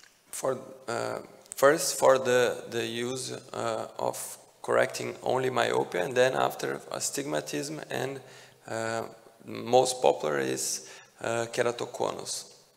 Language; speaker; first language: English; non-native, fluent; Portuguese